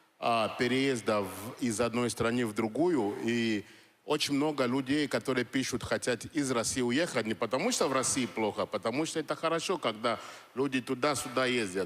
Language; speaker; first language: Russian; non-native, fluent; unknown